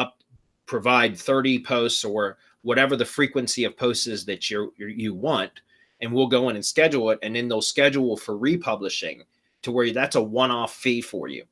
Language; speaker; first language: English; native; English